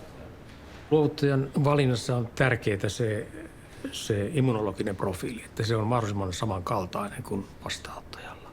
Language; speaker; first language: Finnish; native; Finnish